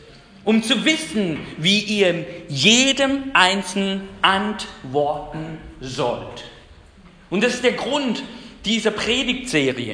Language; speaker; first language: German; non-native, fluent; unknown